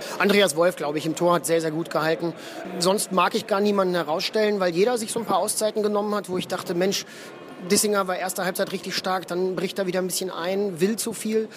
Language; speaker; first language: German; native; German